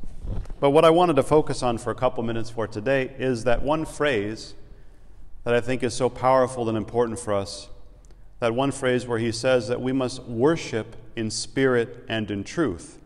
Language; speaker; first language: English; native; English